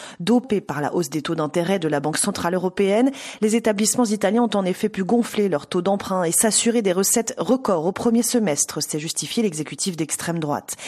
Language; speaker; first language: French; native; French